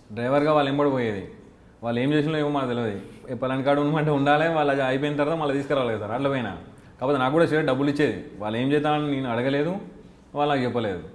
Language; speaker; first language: Telugu; native; Telugu